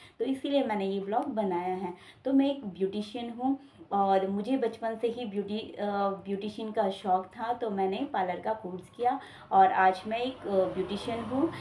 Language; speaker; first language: Hindi; native; Hindi